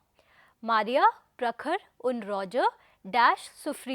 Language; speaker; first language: German; non-native, fluent; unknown